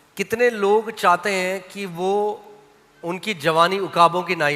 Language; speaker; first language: Hindi; native; Hindi